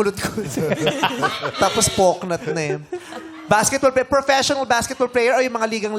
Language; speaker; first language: Filipino; native; Filipino